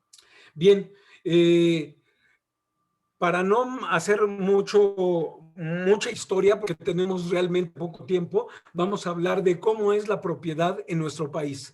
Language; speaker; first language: Spanish; native; Spanish